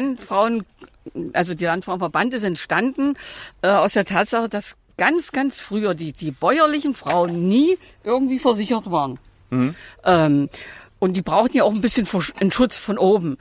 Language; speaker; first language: German; native; German